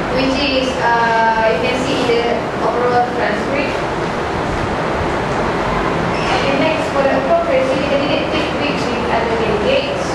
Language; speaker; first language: English; non-native, learner; Malay